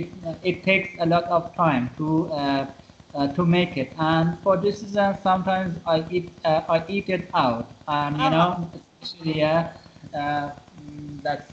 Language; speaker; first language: English; non-native, fluent; Persian